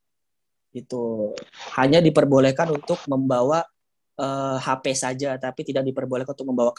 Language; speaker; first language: Indonesian; native; Indonesian